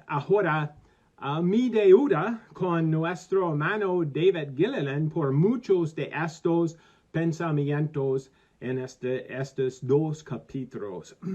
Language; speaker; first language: Spanish; non-native, learner; English